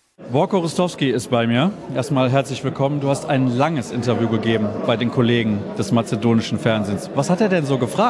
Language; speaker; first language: German; native; German